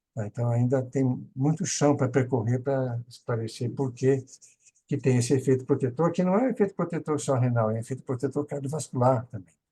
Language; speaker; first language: Portuguese; native; Portuguese